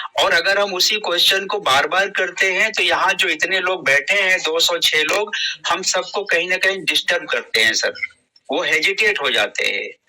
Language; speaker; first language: Hindi; native; Hindi